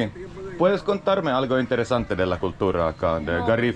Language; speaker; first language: Spanish; non-native, learner; Finnish